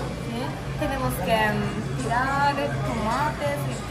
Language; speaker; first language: Spanish; non-native, learner; Japanese